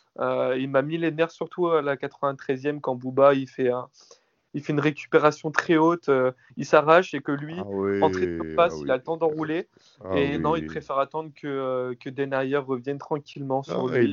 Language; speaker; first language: French; native; French